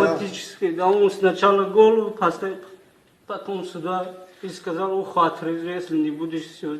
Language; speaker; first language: Russian; non-native, learner; Tajik